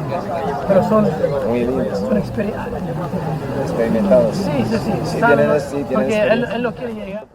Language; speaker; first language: Spanish; non-native, learner; English